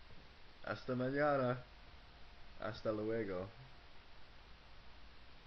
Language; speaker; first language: Spanish; non-native, learner; English